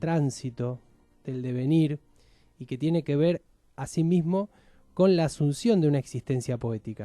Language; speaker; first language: Spanish; native; Spanish